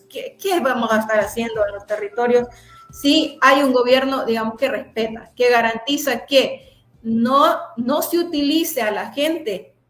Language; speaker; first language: Spanish; native; Spanish